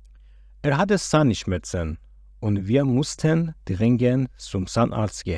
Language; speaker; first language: German; non-native, fluent; Persian